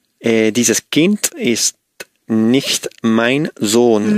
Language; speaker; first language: German; non-native, learner; Spanish